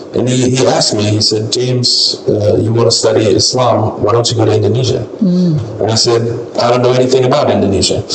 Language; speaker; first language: English; non-native, fluent; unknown